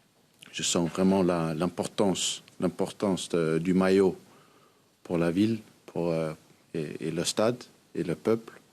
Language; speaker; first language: French; early bilingual, heritage; Danish